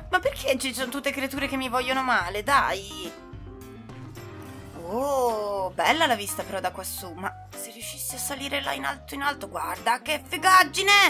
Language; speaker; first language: Italian; native; Italian